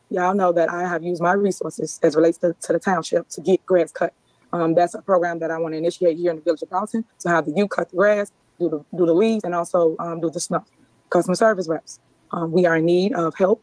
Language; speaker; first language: English; native; English